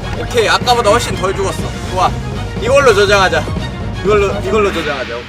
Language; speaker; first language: Korean; native; Korean